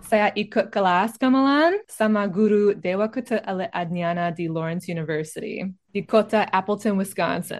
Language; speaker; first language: Indonesian; non-native, fluent; English